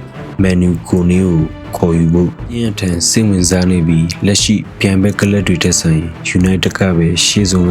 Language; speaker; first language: Burmese; native; Burmese